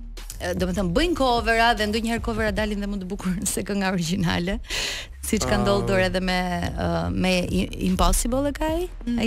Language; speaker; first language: Albanian; native; Albanian